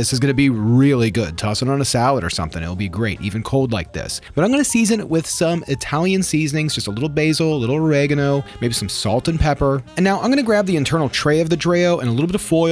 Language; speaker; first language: English; native; English